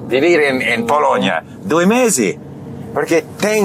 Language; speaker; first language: Italian; non-native, learner; English